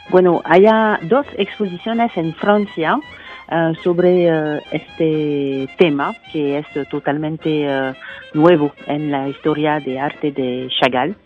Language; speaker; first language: Spanish; non-native, fluent; French